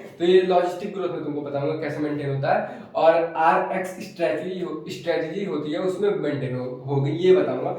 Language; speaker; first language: Hindi; native; Hindi